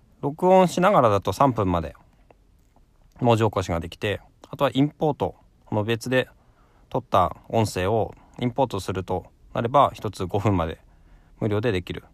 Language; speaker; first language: Japanese; native; Japanese